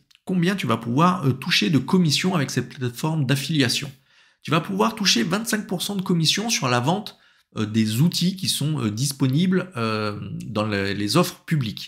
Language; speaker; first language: French; native; French